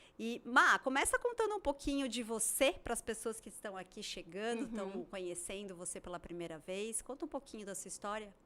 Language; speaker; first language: Portuguese; native; Portuguese